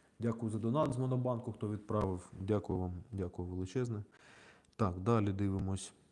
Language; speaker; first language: Ukrainian; non-native, local second language; Russian